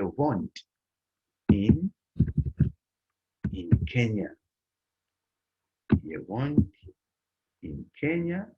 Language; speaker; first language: German; non-native, learner; Bemba